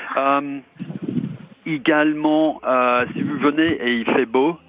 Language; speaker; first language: French; non-native, fluent; English